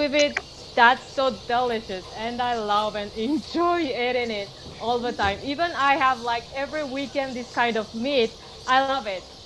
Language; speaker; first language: English; non-native, fluent; Malagasy